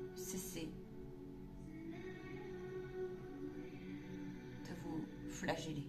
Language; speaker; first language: French; native; French